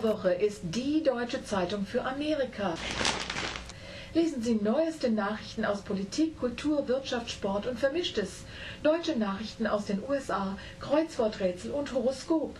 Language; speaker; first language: German; native; German